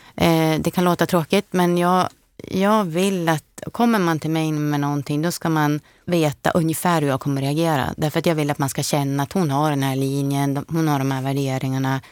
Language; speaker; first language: Swedish; native; Swedish